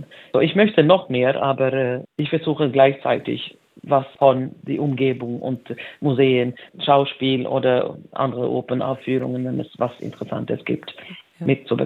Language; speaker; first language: German; non-native, fluent; Swedish